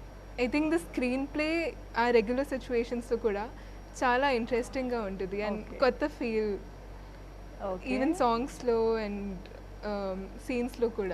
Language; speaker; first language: Telugu; non-native, fluent; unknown